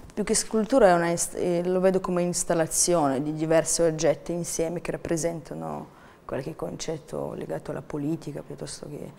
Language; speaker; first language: Italian; non-native, fluent; Ukrainian